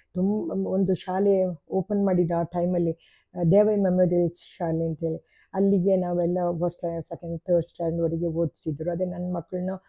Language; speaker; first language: Kannada; non-native, local second language; Kodava